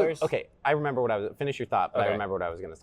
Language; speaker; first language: English; native; English